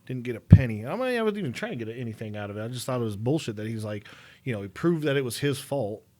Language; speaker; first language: English; native; English